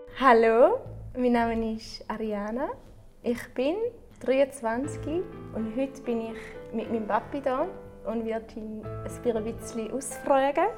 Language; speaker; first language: German; early bilingual, other home language; Albanian